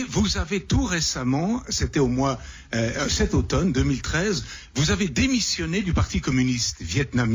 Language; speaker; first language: French; native; French